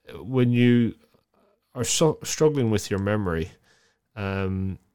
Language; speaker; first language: English; native; English